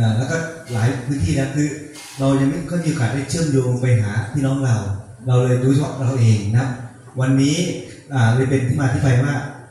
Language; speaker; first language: Thai; non-native, local second language; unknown